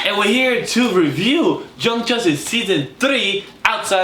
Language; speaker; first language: English; native; English